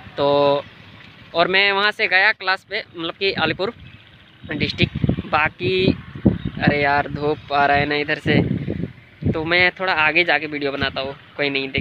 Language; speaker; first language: Hindi; non-native, local second language; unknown